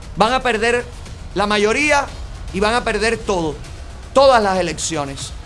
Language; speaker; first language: Spanish; native; Spanish